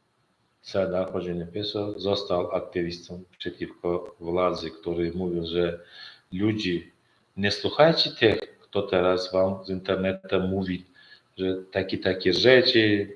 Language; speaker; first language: Polish; non-native, learner; Turkmen